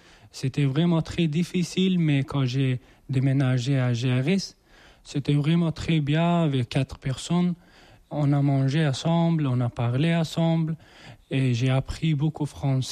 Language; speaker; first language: French; non-native, learner; Persian